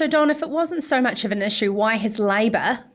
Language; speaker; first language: English; native; English